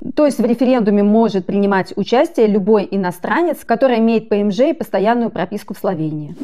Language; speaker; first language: Russian; native; Russian